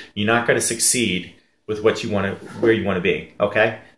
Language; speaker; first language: English; native; English